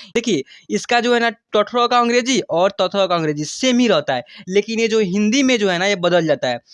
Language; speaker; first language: Hindi; native; Hindi